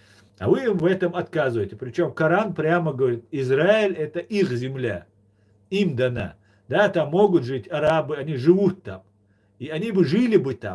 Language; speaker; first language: Russian; non-native, local second language; Chechen